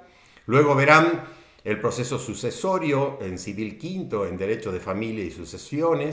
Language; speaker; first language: Spanish; native; Spanish